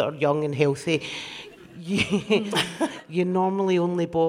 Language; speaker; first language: English; native; English